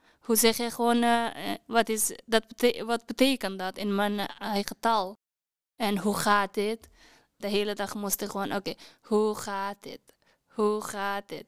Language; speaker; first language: Dutch; non-native, learner; Persian